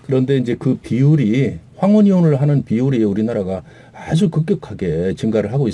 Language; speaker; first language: Korean; native; Korean